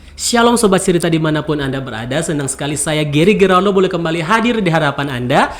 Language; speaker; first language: Indonesian; native; Indonesian